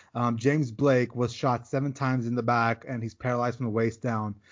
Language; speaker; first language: English; early bilingual, other home language; Urdu